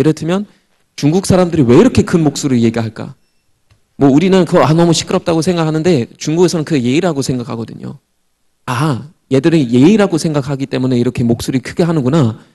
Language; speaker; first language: Korean; non-native, fluent; German